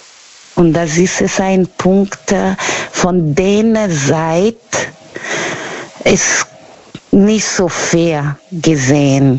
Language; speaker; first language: German; non-native, learner; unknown